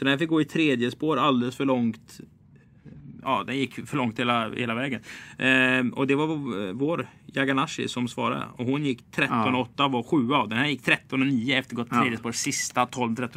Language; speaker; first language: Swedish; native; Swedish